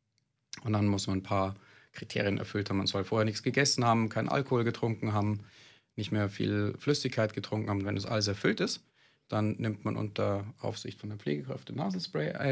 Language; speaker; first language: German; native; German